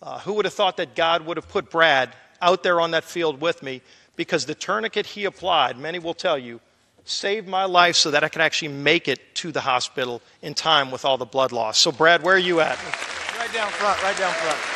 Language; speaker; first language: English; native; English